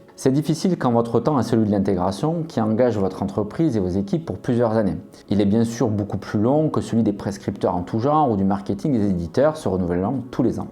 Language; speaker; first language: French; native; French